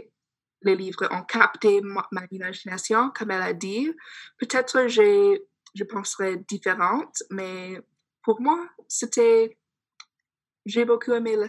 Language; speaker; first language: French; non-native, fluent; English